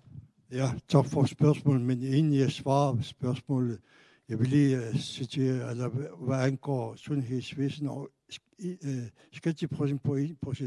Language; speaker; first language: Danish; non-native, local second language; Kalaallisut